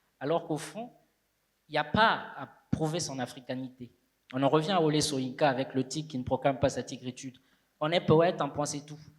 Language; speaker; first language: French; native; French